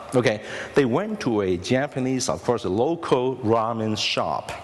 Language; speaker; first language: English; non-native, local second language; Cantonese